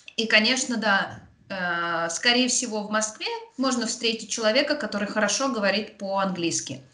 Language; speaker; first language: Russian; native; Russian